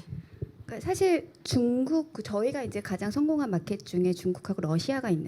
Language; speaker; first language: Korean; native; Korean